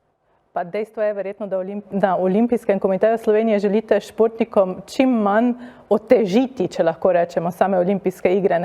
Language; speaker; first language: Slovenian; native; Slovenian